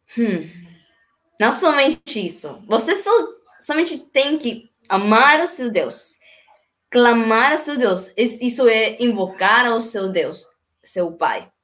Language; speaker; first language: Portuguese; non-native, learner; Spanish